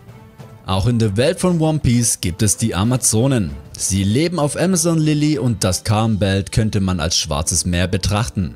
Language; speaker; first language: German; native; German